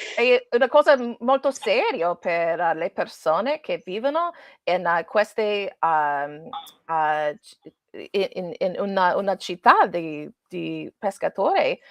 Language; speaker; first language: Italian; non-native, learner; English